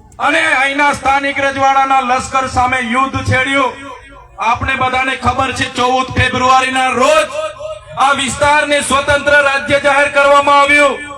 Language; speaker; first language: Gujarati; non-native, local second language; Vasavi